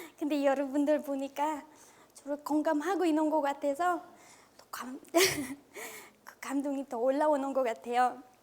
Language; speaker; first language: Korean; non-native, fluent; Filipino